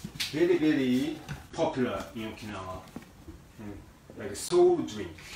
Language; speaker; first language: English; non-native, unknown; Japanese